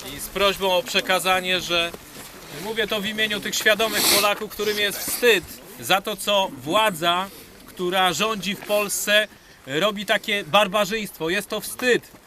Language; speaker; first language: Polish; native; Polish